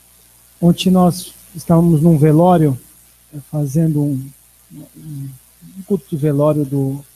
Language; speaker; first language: Portuguese; native; Portuguese